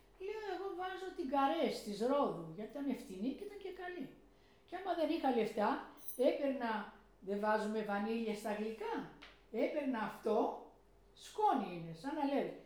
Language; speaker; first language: Greek; early bilingual, heritage; Greek